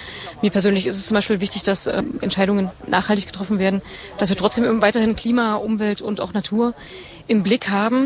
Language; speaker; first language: German; native; German